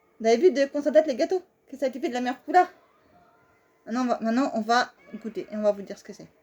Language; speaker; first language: French; native; French